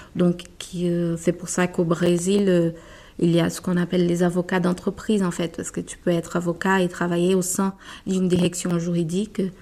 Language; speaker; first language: French; non-native, fluent; Portuguese